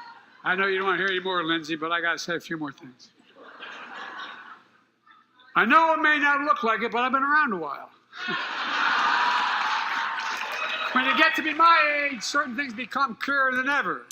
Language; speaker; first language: English; native; English